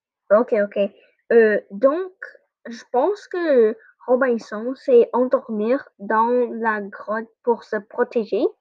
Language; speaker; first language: French; non-native, learner; English